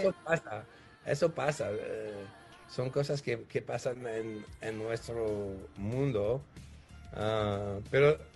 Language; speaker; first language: Spanish; non-native, fluent; French